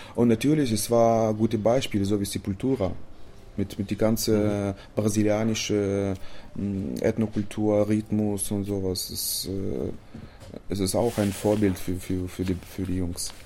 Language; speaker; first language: German; non-native, fluent; Romanian